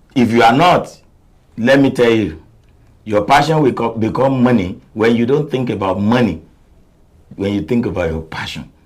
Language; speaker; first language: English; non-native, local second language; Yoruba